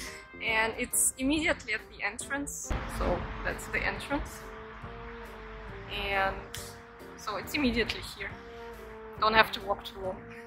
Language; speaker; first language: English; non-native, fluent; German